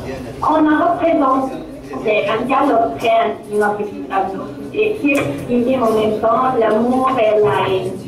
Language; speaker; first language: French; non-native, local second language; Arabic